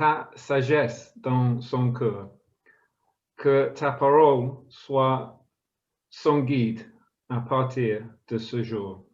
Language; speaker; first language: French; non-native, fluent; English